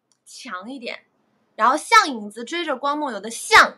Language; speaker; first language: Chinese; native; Chinese